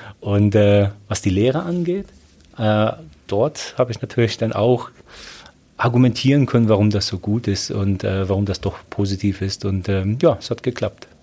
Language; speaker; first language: German; early bilingual, other home language; Polish